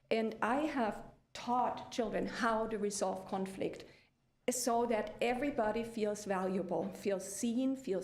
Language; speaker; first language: English; early bilingual, other home language; German